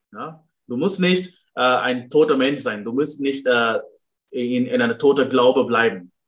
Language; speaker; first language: German; non-native, fluent; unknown